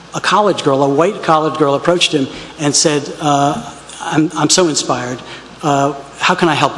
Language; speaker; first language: English; native; English